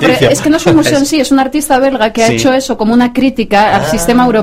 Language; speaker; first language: Spanish; native; Spanish